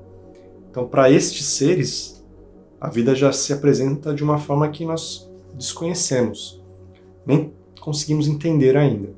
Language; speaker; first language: Portuguese; native; Portuguese